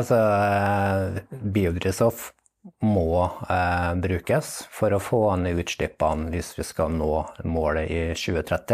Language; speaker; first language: Norwegian; native; Norwegian